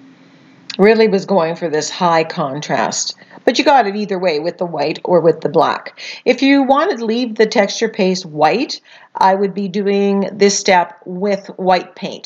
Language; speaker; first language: English; native; English